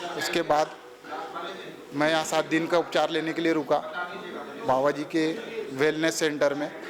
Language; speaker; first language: Hindi; native; Hindi